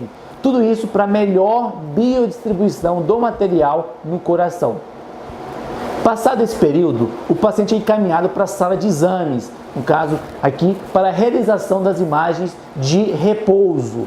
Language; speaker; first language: Portuguese; native; Portuguese